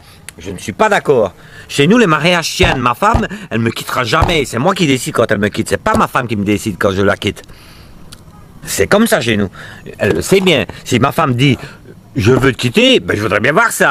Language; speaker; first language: French; native; French